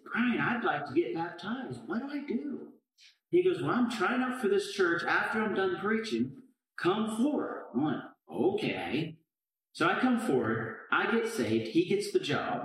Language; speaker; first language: English; native; English